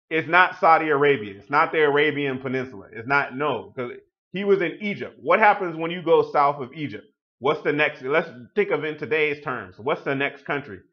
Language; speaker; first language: English; native; English